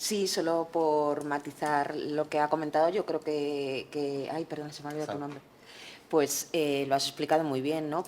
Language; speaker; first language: Spanish; native; Spanish